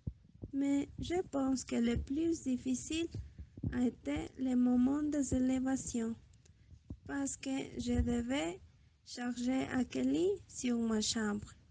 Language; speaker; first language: French; non-native, learner; Spanish